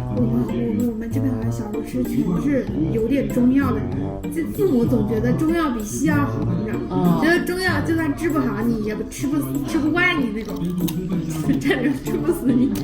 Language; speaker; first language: Chinese; native; Chinese